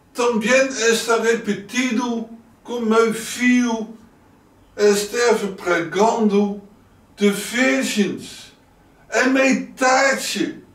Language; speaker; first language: Portuguese; non-native, learner; Dutch